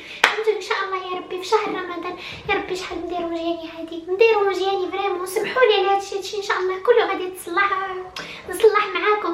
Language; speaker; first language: Arabic; native; Arabic